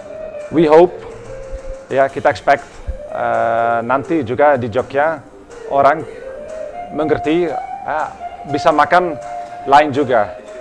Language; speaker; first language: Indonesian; non-native, learner; Dutch